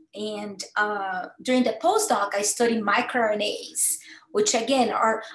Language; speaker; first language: English; non-native, fluent; Portuguese